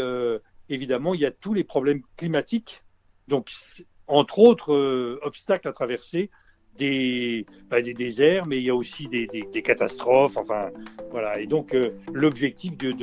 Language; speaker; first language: French; native; French